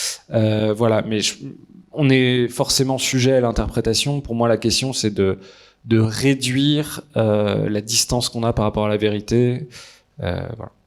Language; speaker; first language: French; native; French